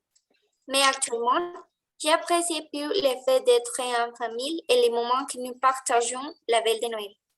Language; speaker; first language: French; non-native, learner; Spanish